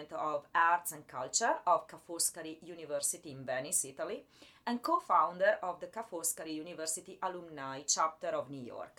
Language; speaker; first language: English; non-native, fluent; Italian